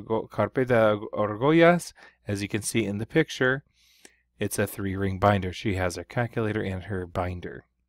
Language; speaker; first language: English; native; English